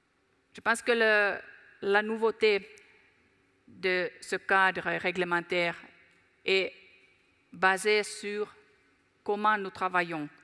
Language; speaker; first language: French; non-native, fluent; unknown